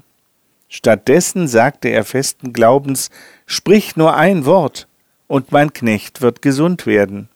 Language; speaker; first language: German; native; German